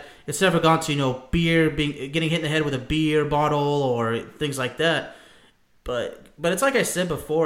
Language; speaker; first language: English; native; English